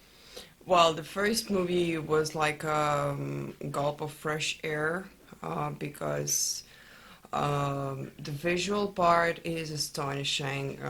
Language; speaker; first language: English; non-native, fluent; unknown